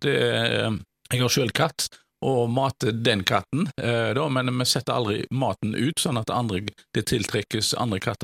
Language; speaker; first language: Norwegian; native; Norwegian